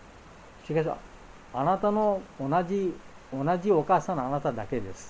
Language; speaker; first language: Japanese; non-native, fluent; Bangla